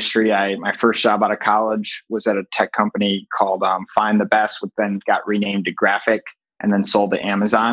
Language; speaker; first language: English; native; English